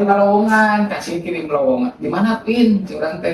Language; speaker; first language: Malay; non-native, local second language; Sundanese